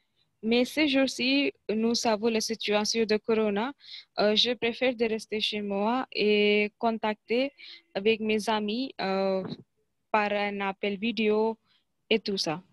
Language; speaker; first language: French; non-native, fluent; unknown